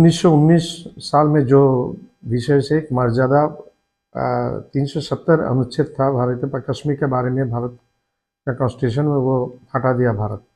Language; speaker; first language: Hindi; non-native, learner; Bangla